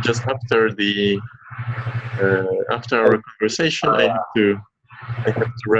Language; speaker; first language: English; non-native, fluent; Polish